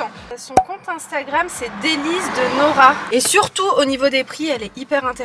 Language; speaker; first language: French; native; French